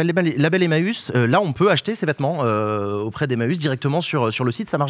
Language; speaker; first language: French; native; French